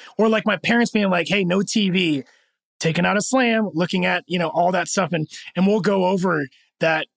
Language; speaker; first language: English; early bilingual, other home language; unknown